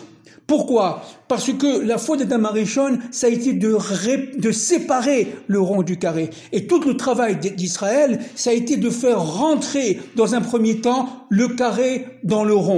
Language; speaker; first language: French; native; French